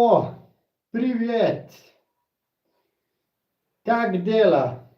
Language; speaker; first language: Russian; non-native, learner; Slovenian